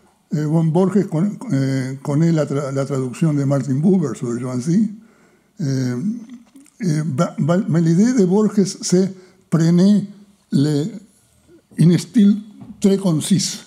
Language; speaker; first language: French; non-native, fluent; Spanish